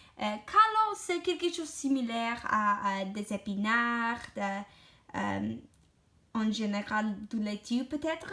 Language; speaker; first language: French; non-native, learner; English